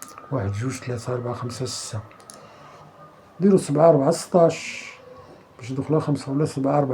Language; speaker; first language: Arabic; native; Arabic